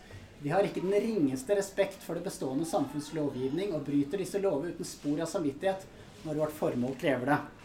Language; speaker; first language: Norwegian; native; Norwegian